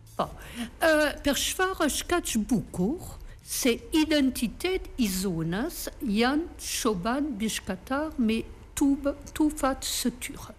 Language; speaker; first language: Albanian; non-native, learner; French